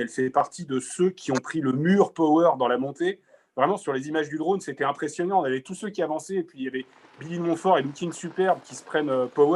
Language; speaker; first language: French; native; French